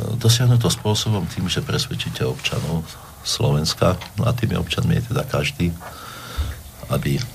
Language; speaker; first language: Slovak; native; Slovak